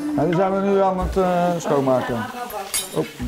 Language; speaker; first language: Dutch; native; Dutch